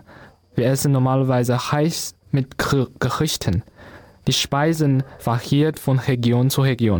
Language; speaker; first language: German; non-native, learner; Chinese